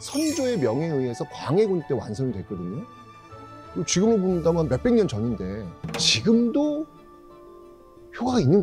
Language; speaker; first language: Korean; native; Korean